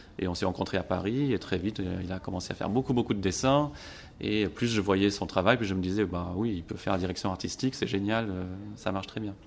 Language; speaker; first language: French; non-native, local second language; Luxembourgish